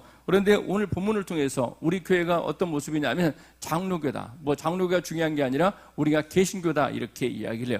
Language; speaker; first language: Korean; native; Korean